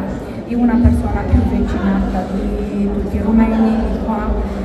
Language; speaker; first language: Italian; non-native, local second language; Romanian